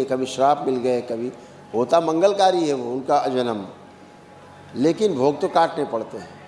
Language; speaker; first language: Hindi; native; Hindi